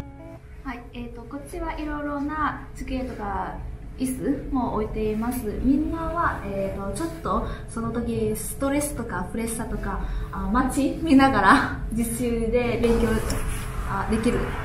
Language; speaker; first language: Japanese; non-native, learner; Vietnamese